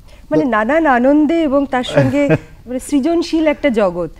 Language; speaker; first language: Bangla; native; Bangla